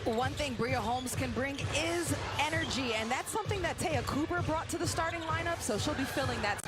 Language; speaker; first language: English; native; English